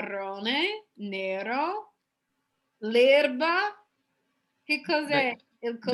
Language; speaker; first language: Italian; non-native, fluent; English